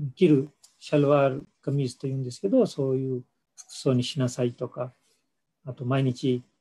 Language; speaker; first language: Japanese; non-native, fluent; Urdu